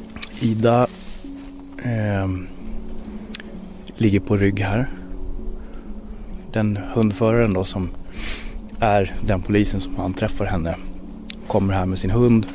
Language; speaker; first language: Swedish; native; Swedish